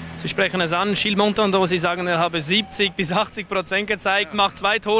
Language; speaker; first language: German; native; German